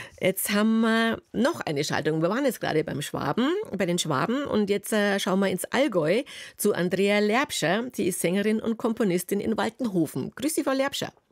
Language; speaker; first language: German; native; German